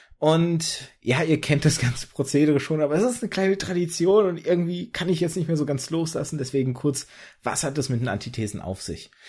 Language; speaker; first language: German; early bilingual, other home language; Russian